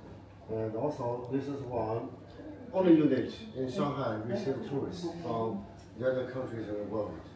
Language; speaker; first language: English; non-native, fluent; Chinese